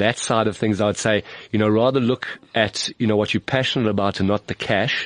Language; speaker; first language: English; native; English